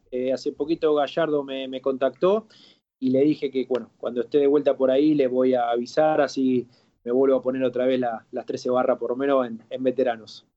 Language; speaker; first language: Spanish; native; Spanish